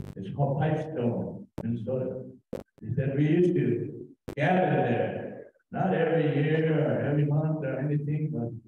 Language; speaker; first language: English; native; English